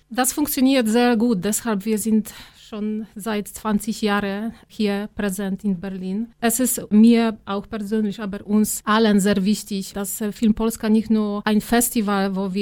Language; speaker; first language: German; non-native, fluent; Polish